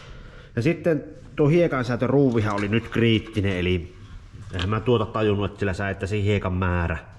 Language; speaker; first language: Finnish; native; Finnish